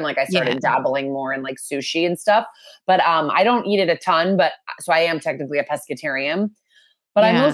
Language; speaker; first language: English; native; English